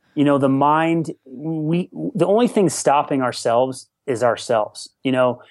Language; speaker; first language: English; native; English